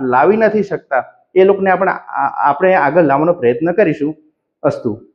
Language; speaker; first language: Gujarati; non-native, local second language; Vasavi